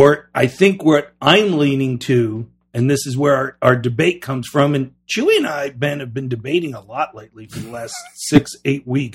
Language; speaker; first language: English; native; English